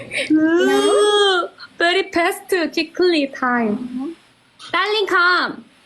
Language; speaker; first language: English; non-native, learner; Korean